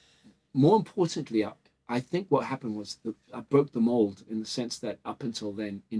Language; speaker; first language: English; native; English